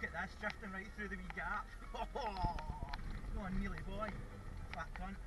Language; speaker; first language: English; native; English